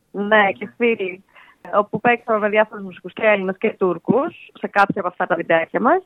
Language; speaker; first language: Greek; native; Greek